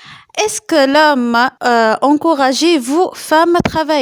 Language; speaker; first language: French; non-native, local second language; Arabic